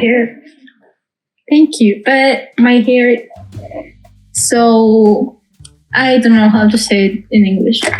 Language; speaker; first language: English; non-native, fluent; Russian